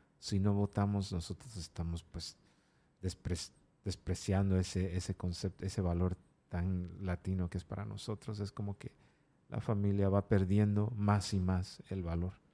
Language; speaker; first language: Spanish; native; Spanish